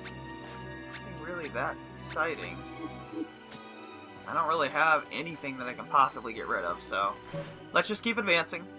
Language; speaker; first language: English; native; English